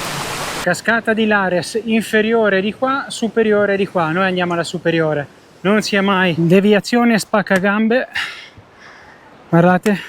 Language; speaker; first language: Italian; native; Italian